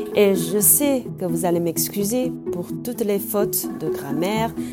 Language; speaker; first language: French; non-native, fluent; Chinese